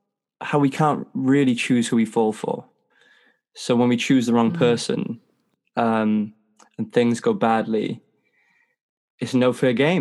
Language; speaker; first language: English; native; English